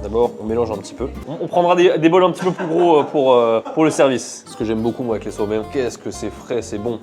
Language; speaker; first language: French; native; French